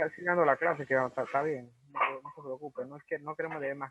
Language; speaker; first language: Spanish; native; Spanish